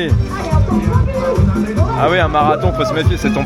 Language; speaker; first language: French; native; French